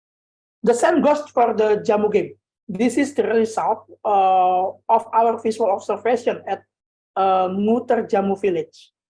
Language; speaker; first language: English; non-native, learner; Indonesian